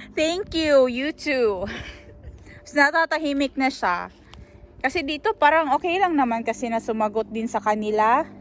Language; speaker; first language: Filipino; non-native, local second language; Cebuano